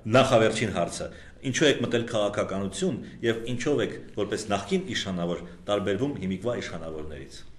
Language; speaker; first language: Armenian; native; Armenian